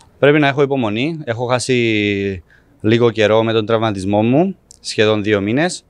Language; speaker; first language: Greek; non-native, fluent; Serbian